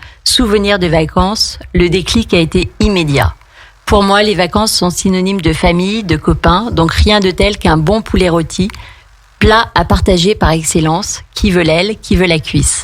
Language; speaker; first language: French; native; French